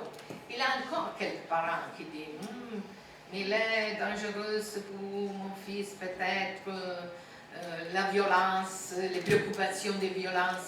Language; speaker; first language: French; non-native, fluent; Italian